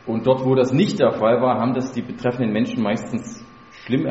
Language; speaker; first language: German; native; German